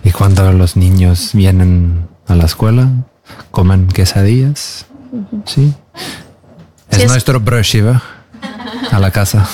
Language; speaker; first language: Spanish; non-native, learner; Norwegian